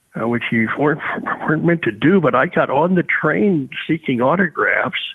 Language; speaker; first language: English; native; English